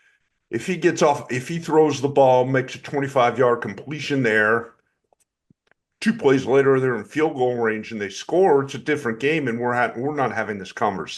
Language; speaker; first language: English; native; English